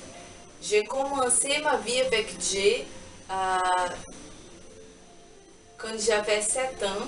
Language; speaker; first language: French; non-native, learner; Portuguese